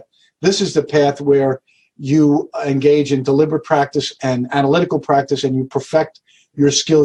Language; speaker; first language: English; native; English